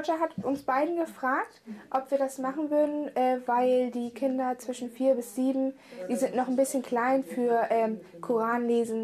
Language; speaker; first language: German; early bilingual, other home language; Turkish